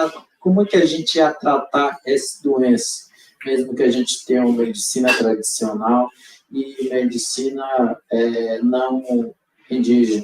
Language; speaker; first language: Portuguese; non-native, local second language; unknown